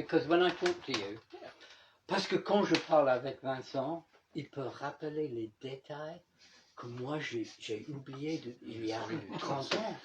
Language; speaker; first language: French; non-native, fluent; English